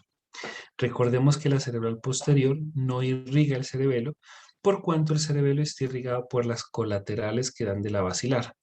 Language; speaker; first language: Spanish; native; Spanish